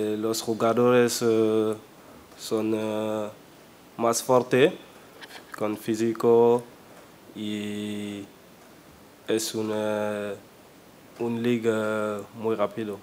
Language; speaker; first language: Spanish; non-native, learner; French